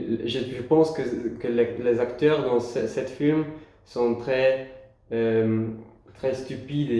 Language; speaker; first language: French; non-native, learner; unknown